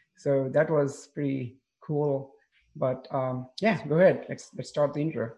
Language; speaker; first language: English; non-native, local second language; Hindi